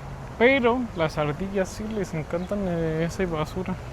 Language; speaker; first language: Spanish; non-native, fluent; English